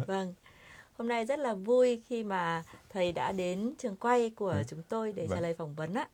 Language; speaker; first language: Vietnamese; native; Vietnamese